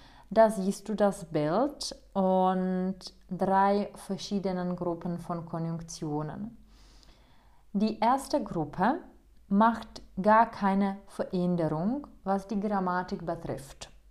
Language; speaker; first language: German; non-native, fluent; Czech